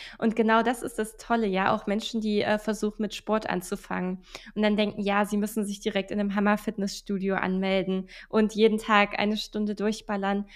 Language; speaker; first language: German; native; German